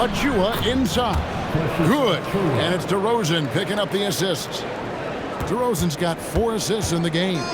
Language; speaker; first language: English; native; English